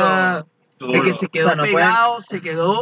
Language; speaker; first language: Spanish; native; Spanish